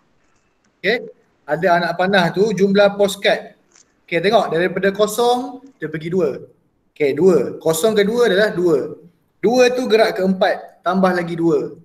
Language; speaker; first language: Malay; native; Malay